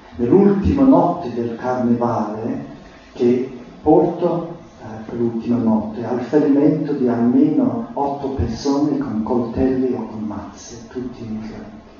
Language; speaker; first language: Italian; non-native, fluent; English